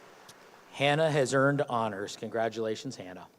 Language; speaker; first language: English; native; English